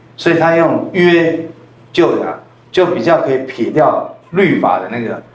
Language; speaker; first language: Chinese; non-native, local second language; Min Nan Chinese